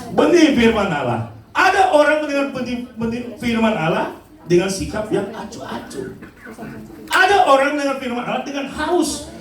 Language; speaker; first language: Indonesian; native; Indonesian